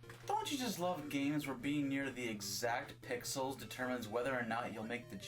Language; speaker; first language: English; native; English